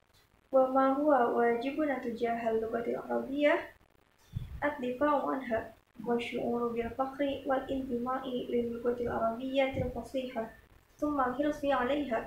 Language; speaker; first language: Arabic; non-native, learner; Indonesian